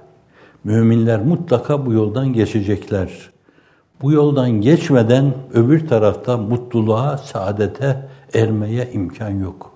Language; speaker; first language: Turkish; native; Turkish